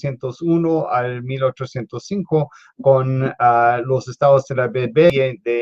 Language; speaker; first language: Spanish; non-native, fluent; English